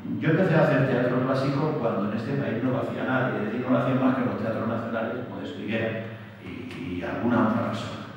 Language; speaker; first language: Spanish; native; Spanish